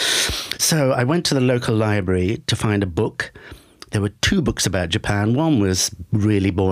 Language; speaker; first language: English; native; English